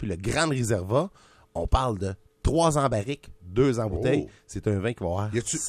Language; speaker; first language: French; native; French